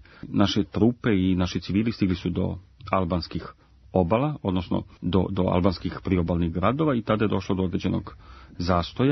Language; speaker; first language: Croatian; native; Croatian